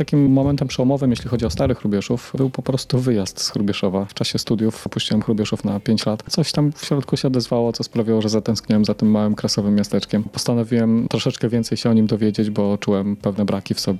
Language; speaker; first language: Polish; native; Polish